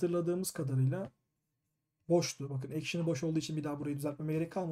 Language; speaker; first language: Turkish; native; Turkish